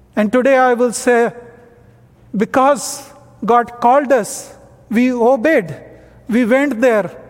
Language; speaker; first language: English; non-native, local second language; Hindi